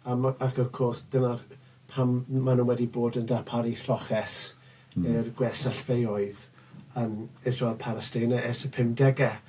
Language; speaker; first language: Welsh; non-native, local second language; English